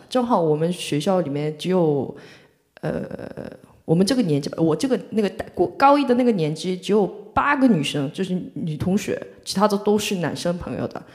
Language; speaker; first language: Chinese; non-native, fluent; Korean